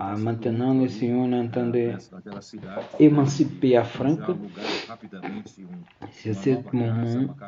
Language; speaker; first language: French; non-native, learner; Portuguese